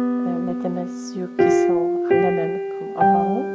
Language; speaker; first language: French; non-native, fluent; Polish